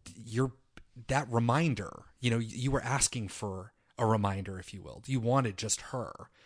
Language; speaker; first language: English; native; English